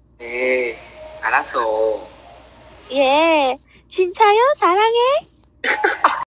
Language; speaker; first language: Korean; non-native, learner; Vietnamese